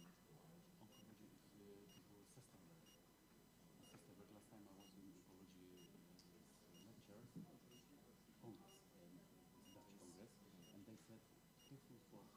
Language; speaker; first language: English; non-native, learner; Polish